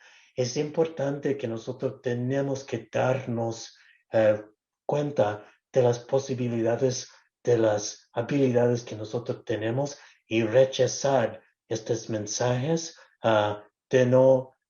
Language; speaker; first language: Spanish; non-native, local second language; English